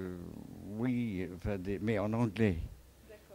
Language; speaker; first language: French; non-native, fluent; English